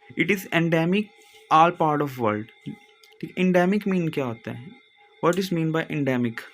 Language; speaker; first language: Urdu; non-native, local second language; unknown